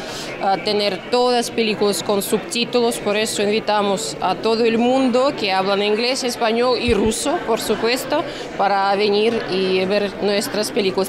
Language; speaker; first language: Spanish; non-native, learner; Russian